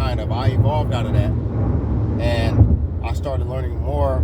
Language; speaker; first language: English; native; English